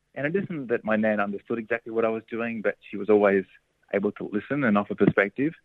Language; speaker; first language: English; native; English